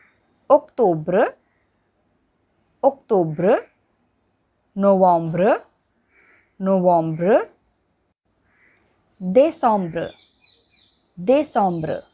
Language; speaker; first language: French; non-native, learner; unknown